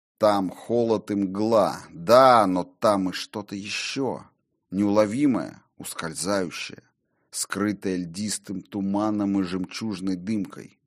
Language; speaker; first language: Russian; native; Russian